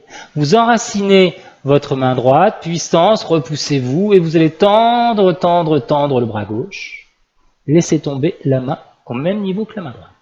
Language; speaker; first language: French; native; French